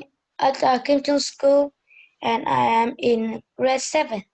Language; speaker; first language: English; non-native, learner; Vietnamese